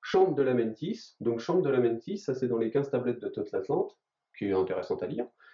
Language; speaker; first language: French; native; French